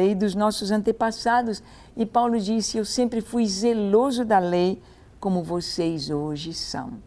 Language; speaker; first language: Portuguese; native; Portuguese